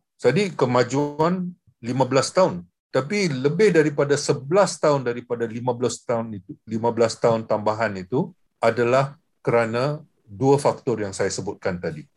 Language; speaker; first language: Malay; non-native, local second language; English